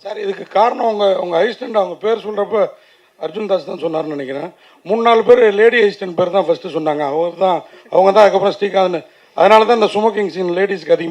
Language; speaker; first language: Tamil; native; Tamil